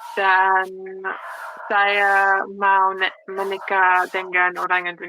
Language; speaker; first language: Indonesian; non-native, learner; English